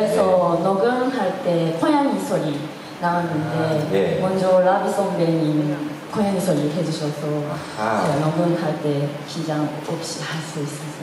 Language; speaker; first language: Korean; non-native, learner; Japanese